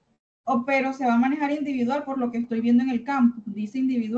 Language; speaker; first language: Spanish; native; Spanish